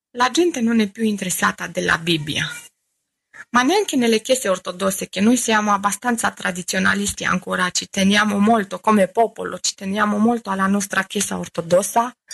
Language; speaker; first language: Italian; non-native, fluent; Romanian